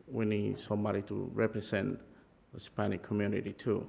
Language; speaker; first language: English; non-native, learner; Spanish